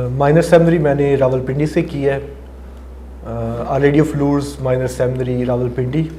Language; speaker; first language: Urdu; non-native, local second language; Punjabi